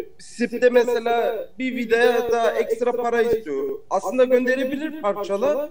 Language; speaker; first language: Turkish; early bilingual, heritage; Turkish